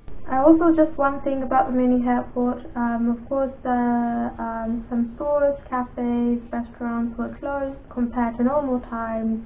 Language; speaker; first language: English; non-native, fluent; Japanese